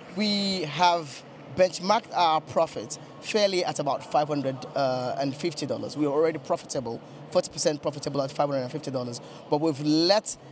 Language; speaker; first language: English; non-native, local second language; Yoruba